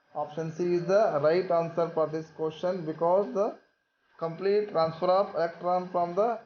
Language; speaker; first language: English; non-native, local second language; Kannada